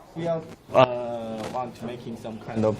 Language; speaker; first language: English; non-native, fluent; Korean